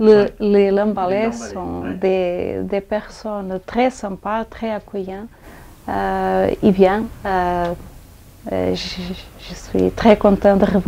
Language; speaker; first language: French; non-native, fluent; Portuguese